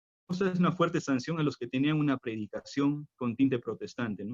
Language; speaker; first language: Spanish; native; Spanish